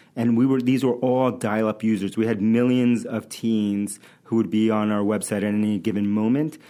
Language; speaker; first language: English; early bilingual, other home language; Spanish